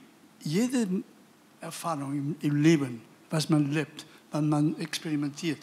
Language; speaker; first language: German; non-native, fluent; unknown